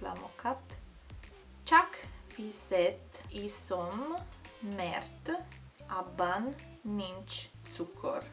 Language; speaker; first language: Hungarian; non-native, learner; Italian